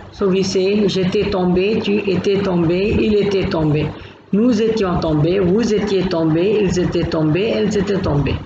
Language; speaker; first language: French; non-native, fluent; Gujarati